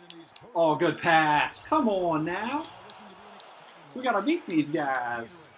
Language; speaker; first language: English; native; English